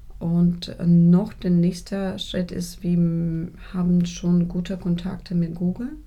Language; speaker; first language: German; non-native, fluent; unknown